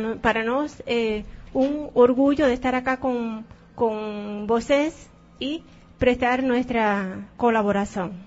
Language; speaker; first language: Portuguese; non-native, learner; Spanish